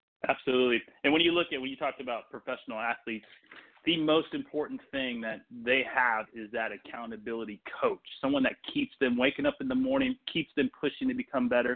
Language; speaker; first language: English; non-native, fluent; Portuguese